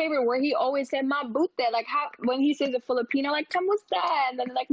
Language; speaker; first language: English; non-native, local second language; Filipino